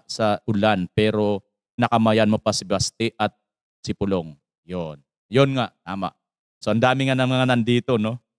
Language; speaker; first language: Filipino; native; Filipino